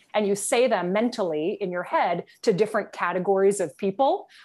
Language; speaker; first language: English; native; English